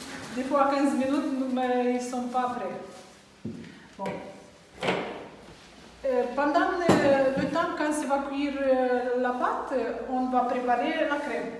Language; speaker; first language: French; non-native, learner; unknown